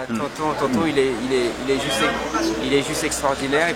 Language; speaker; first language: French; native; French